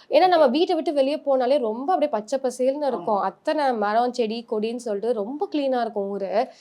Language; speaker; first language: Tamil; native; Tamil